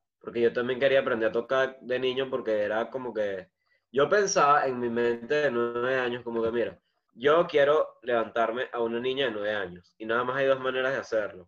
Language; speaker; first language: Spanish; native; Spanish